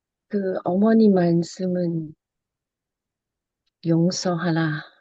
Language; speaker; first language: Korean; non-native, learner; Thai